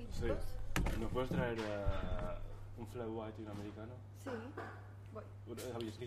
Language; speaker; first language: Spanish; non-native, learner; German